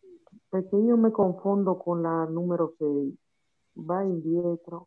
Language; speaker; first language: Italian; non-native, fluent; Spanish